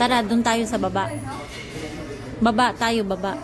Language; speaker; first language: Filipino; non-native, fluent; Korean